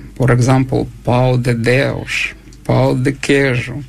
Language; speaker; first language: Portuguese; non-native, learner; Ukrainian